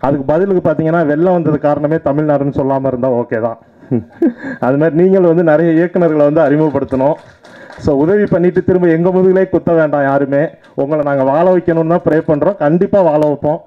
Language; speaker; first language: Tamil; native; Tamil